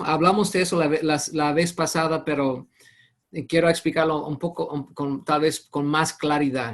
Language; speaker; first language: Spanish; non-native, fluent; English